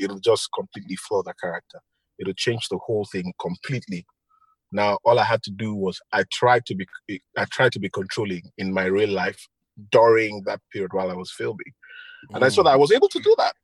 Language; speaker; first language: English; non-native, local second language; Hausa